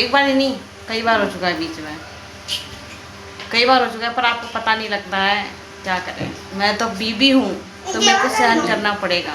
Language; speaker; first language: Hindi; native; Hindi